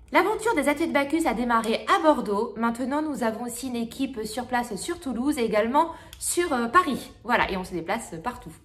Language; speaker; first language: French; native; French